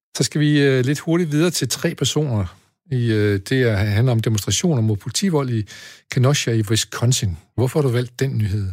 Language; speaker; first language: Danish; native; Danish